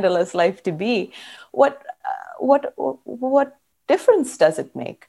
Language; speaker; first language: English; non-native, local second language; Kannada